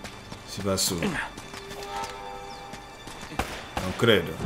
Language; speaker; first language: Italian; early bilingual, heritage; Italian